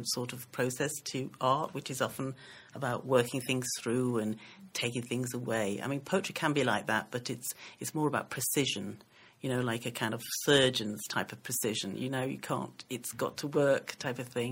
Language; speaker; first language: English; native; English